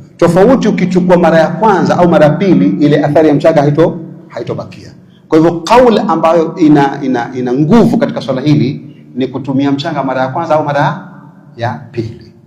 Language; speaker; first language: Swahili; native; Swahili